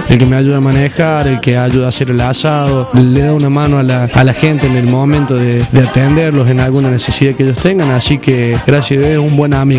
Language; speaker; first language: Spanish; native; Spanish